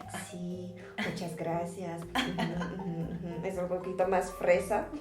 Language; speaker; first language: Spanish; non-native, learner; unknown